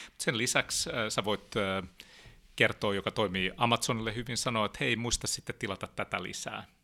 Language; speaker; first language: Finnish; early bilingual, heritage; Finnish